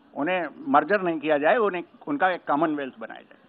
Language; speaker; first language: Hindi; native; Hindi